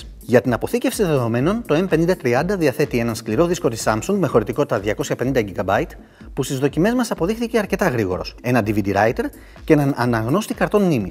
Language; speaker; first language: Greek; native; Greek